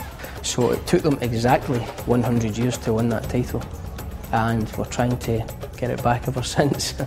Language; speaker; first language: English; native; English